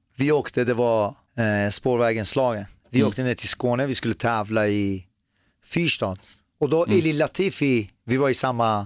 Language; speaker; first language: Swedish; early bilingual, other home language; Persian